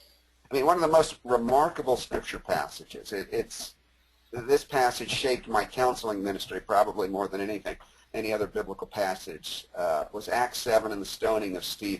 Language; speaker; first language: English; native; English